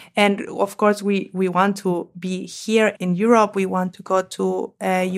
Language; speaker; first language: English; non-native, fluent; Spanish